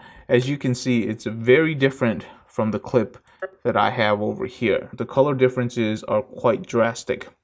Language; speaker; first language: English; native; English